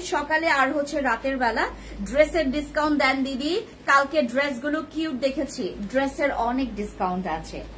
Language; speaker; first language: Bangla; non-native, local second language; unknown